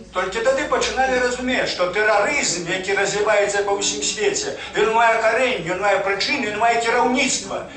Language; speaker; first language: Belarusian; native; Belarusian